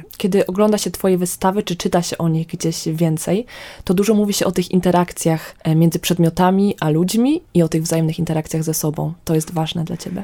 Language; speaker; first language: Polish; native; Polish